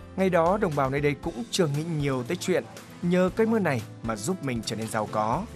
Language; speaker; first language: Vietnamese; native; Vietnamese